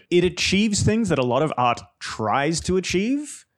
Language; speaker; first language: English; native; English